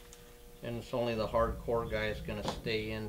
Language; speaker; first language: English; native; English